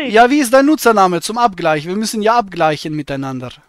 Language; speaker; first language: German; native; German